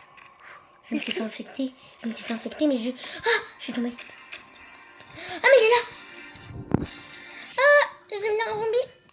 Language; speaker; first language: French; native; French